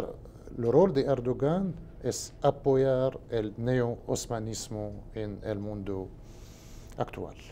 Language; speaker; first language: Spanish; non-native, learner; Arabic